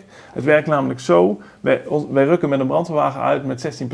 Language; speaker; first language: Dutch; native; Dutch